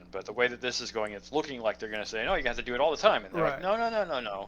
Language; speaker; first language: English; native; English